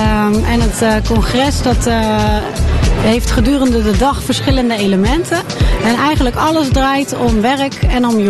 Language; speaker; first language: Dutch; native; Dutch